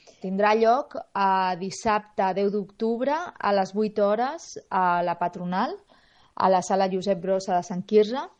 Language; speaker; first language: Catalan; native; Catalan